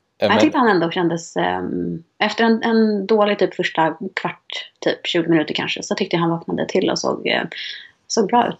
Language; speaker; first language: Swedish; native; Swedish